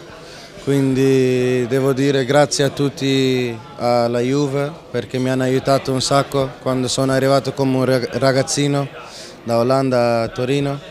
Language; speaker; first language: Italian; non-native, fluent; Dutch